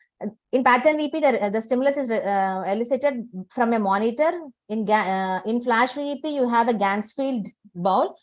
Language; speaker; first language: English; non-native, local second language; Tamil